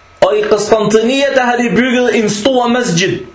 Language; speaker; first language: Danish; early bilingual, other home language; Arabic